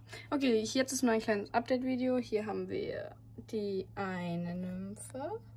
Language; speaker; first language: German; native; German